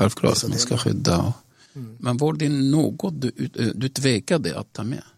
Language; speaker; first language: Swedish; non-native, fluent; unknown